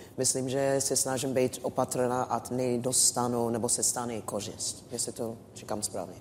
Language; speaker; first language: Czech; non-native, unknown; English